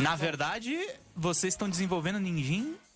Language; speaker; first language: Portuguese; native; Portuguese